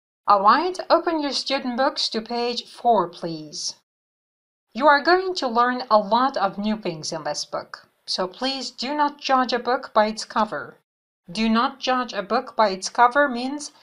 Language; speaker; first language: English; non-native, fluent; Persian